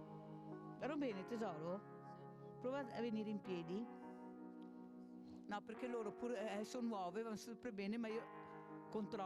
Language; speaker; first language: Italian; native; Italian